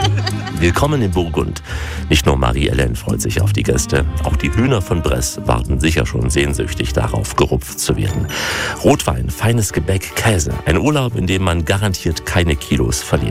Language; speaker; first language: German; native; German